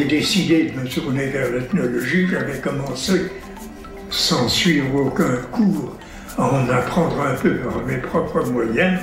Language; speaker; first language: French; native; French